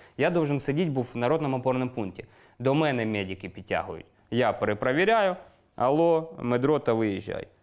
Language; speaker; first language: Ukrainian; non-native, local second language; Russian